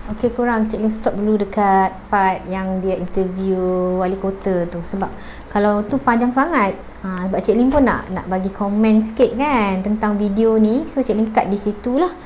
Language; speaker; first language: Malay; native; Malay